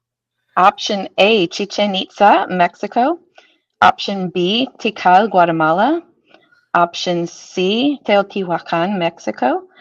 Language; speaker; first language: English; native; English